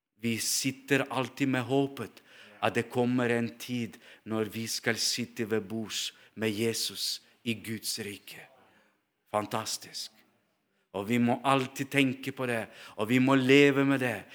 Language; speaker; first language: Norwegian; non-native, fluent; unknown